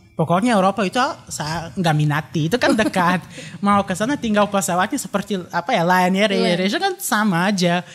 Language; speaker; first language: Indonesian; non-native, fluent; Bulgarian